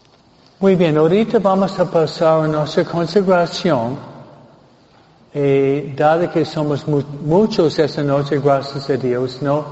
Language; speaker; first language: Spanish; non-native, fluent; English